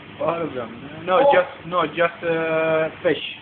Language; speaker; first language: English; non-native, learner; Turkish